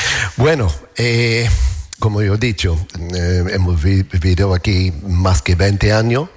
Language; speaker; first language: Spanish; non-native, learner; English